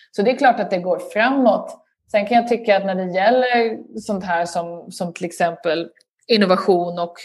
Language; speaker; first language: Swedish; native; Swedish